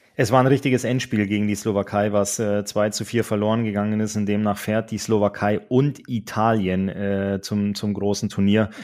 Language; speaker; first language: German; native; German